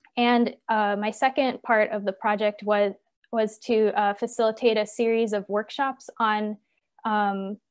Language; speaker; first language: English; native; English